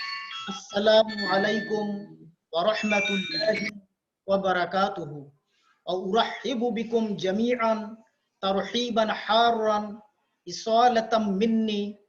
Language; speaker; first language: Arabic; non-native, fluent; Bangla